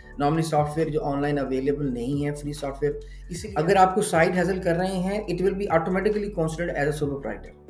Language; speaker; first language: Urdu; native; Urdu